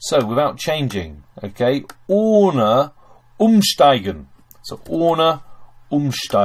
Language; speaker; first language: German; non-native, fluent; English